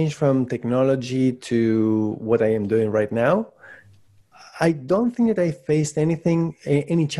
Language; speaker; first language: English; non-native, fluent; Spanish